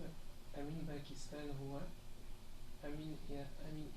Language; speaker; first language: Arabic; non-native, learner; French